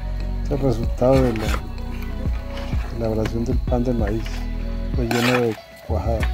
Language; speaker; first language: Spanish; native; Spanish